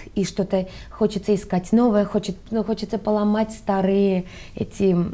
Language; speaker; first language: Russian; non-native, local second language; Armenian